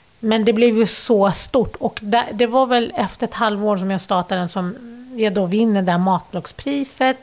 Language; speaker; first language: Swedish; early bilingual, other home language; Arabic